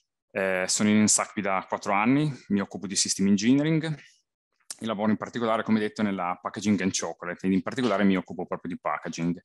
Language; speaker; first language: Italian; native; Italian